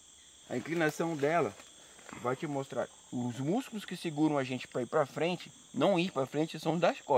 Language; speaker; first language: Portuguese; native; Portuguese